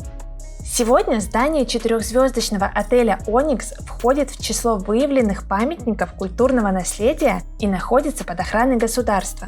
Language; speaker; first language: Russian; native; Russian